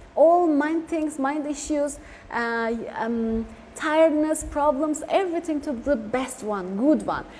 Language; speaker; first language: English; non-native, fluent; Turkish